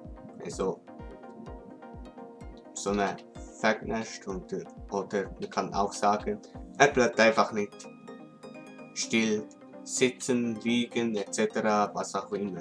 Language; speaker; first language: German; non-native, local second language; Swiss German